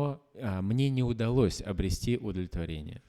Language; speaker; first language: Russian; native; Russian